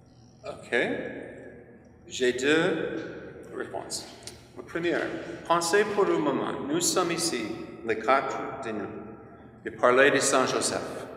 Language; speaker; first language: French; non-native, fluent; English